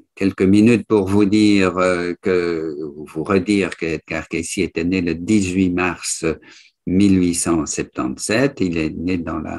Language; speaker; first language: French; native; French